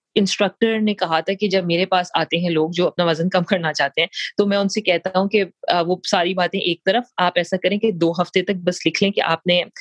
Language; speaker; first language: Urdu; native; Urdu